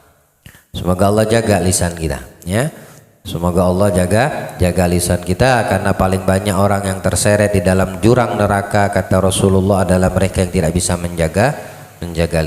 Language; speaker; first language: Indonesian; native; Indonesian